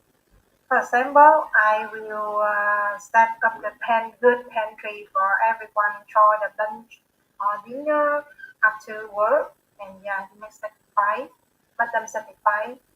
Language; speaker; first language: English; non-native, learner; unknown